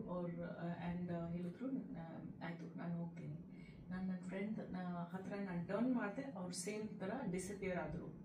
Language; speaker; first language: Kannada; non-native, local second language; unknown